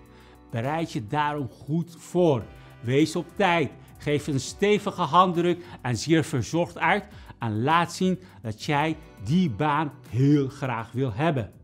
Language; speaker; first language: Dutch; non-native, fluent; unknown